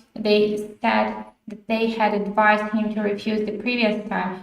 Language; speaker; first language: English; non-native, fluent; Ukrainian